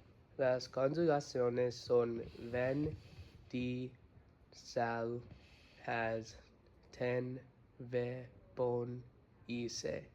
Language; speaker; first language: Spanish; non-native, learner; English